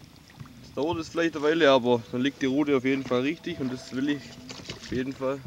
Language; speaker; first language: German; native; German